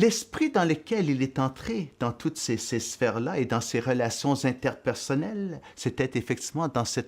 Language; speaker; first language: French; native; French